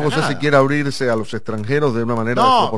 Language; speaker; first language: Spanish; native; Spanish